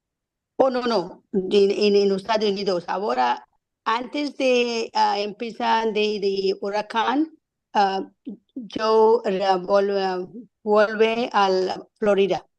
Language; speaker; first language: Spanish; non-native, learner; English